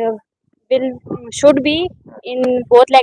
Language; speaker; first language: English; non-native, learner; Hindi